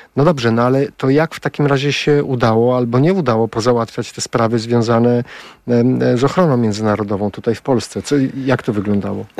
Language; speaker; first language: Polish; native; Polish